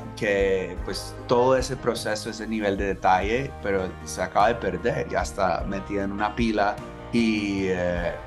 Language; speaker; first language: Spanish; non-native, fluent; English